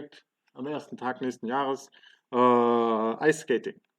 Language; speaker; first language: German; early bilingual, other home language; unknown